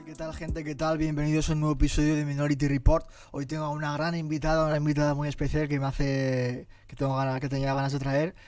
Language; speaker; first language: Spanish; early bilingual, other home language; Arabic